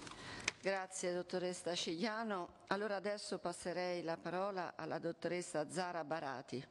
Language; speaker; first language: Italian; native; Italian